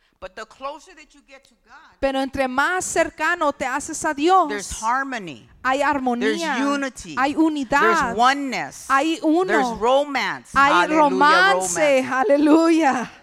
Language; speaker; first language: Spanish; early bilingual, heritage; English